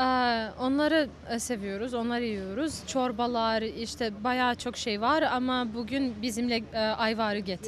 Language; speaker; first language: Turkish; non-native, fluent; Bosnian